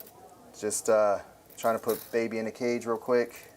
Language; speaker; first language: English; native; English